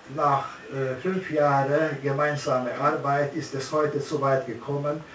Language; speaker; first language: German; early bilingual, heritage; German